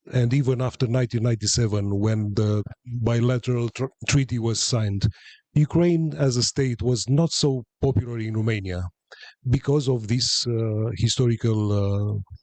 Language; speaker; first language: English; non-native, fluent; Romanian